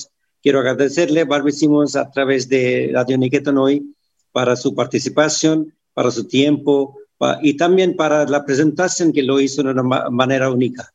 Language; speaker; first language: Spanish; non-native, fluent; Hindi